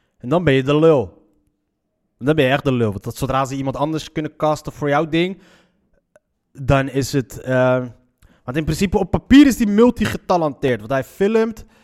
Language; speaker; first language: Dutch; early bilingual, other home language; Arabic